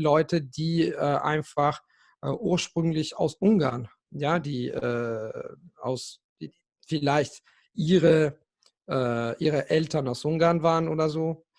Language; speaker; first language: German; non-native, fluent; Italian